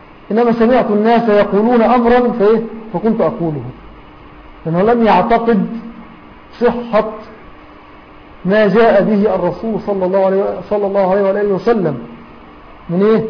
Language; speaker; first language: Arabic; native; Arabic